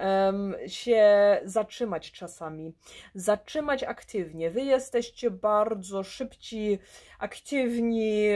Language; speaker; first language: Polish; early bilingual, heritage; Polish